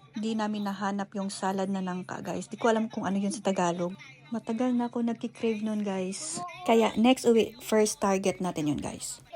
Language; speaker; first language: Filipino; native; Filipino